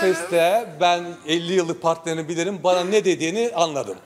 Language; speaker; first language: Turkish; native; Turkish